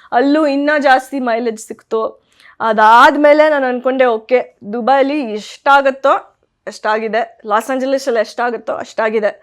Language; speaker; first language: Kannada; early bilingual, heritage; Kannada